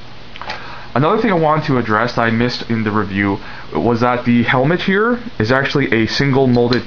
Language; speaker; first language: English; native; English